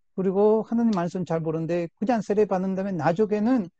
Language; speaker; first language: Korean; non-native, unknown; Spanish